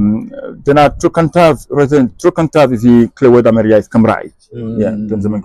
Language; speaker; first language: Welsh; non-native, fluent; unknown